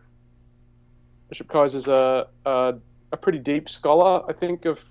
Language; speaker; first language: English; native; English